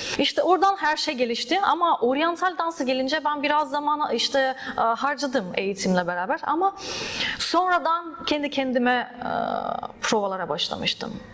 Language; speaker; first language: Turkish; early bilingual, other home language; Russian